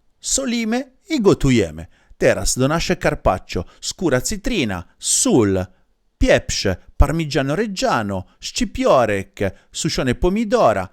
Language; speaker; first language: Polish; non-native, learner; Italian